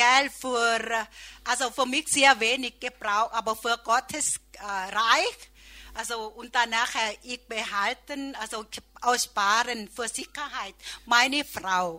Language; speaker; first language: German; non-native, learner; Thai